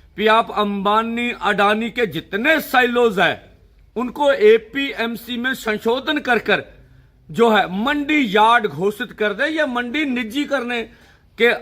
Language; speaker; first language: Hindi; non-native, local second language; Punjabi